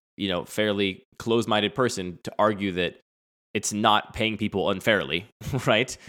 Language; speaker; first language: English; native; English